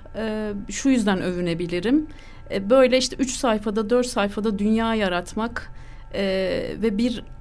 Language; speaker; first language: Turkish; native; Turkish